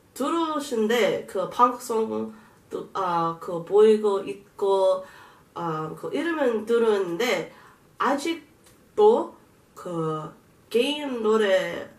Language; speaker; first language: Korean; non-native, learner; English